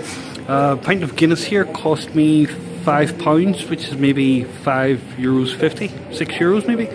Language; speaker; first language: English; native; English